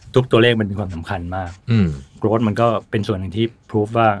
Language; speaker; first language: Thai; native; Thai